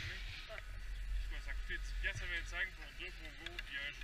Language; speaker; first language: French; native; French